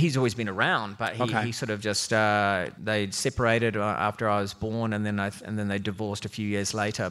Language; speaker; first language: English; native; English